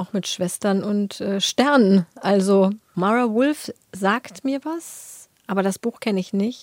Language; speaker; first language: German; native; German